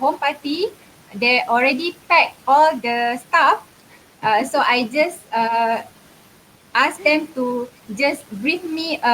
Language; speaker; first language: English; non-native, local second language; Malay